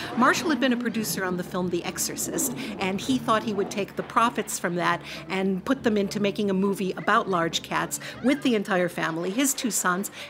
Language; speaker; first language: English; native; English